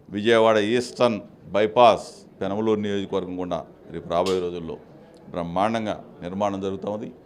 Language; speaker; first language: Telugu; native; Telugu